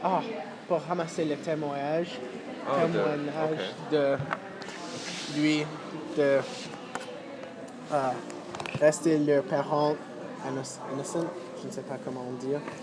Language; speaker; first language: French; non-native, fluent; English